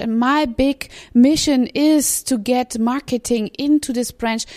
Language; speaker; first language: English; non-native, fluent; German